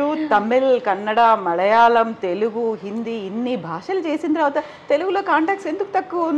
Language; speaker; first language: Telugu; native; Telugu